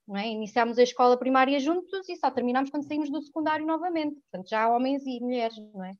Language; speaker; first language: Portuguese; early bilingual, other home language; French